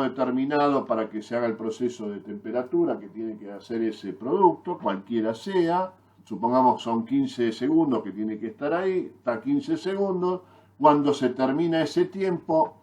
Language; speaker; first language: Spanish; native; Spanish